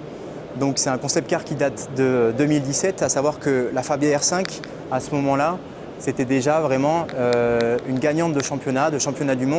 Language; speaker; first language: French; native; French